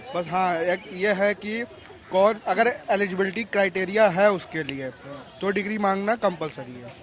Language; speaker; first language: Hindi; native; Hindi